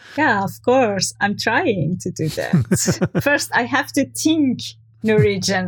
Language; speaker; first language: English; non-native, fluent; Persian